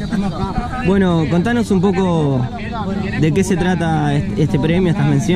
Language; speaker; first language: Spanish; native; Spanish